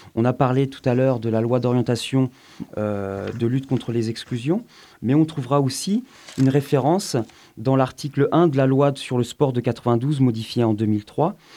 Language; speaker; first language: French; native; French